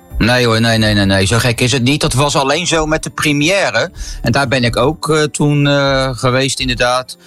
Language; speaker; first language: Dutch; native; Dutch